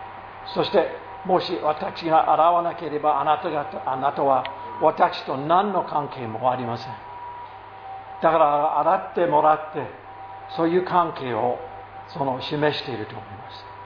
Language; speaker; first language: Japanese; non-native, fluent; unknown